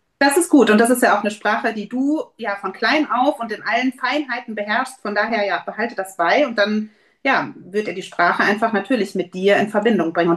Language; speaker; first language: German; native; German